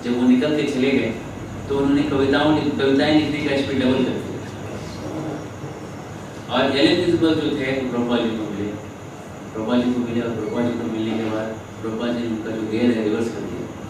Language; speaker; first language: Hindi; native; Hindi